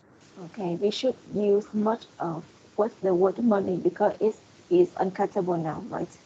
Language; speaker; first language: English; non-native, fluent; Vietnamese